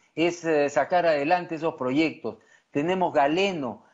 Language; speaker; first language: Spanish; native; Spanish